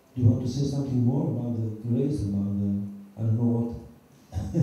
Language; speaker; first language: English; non-native, fluent; Slovenian